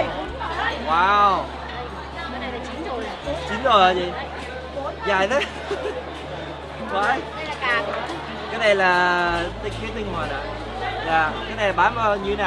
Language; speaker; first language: Vietnamese; early bilingual, heritage; Vietnamese